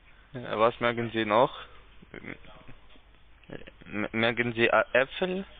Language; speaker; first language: German; non-native, learner; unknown